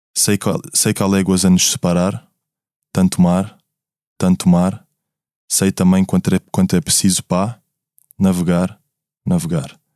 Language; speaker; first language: Portuguese; native; Portuguese